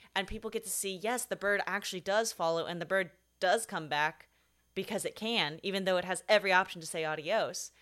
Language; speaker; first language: English; native; English